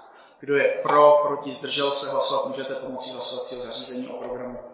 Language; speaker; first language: Czech; native; Czech